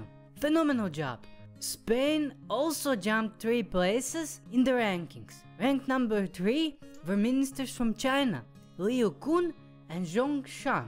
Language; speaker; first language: English; non-native, fluent; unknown